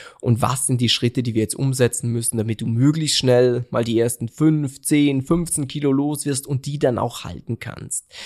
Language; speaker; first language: German; native; German